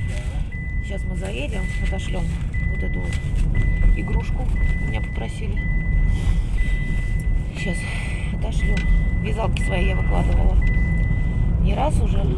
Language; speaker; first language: Russian; native; Russian